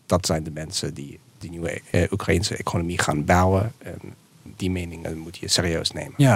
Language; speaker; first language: Dutch; non-native, fluent; English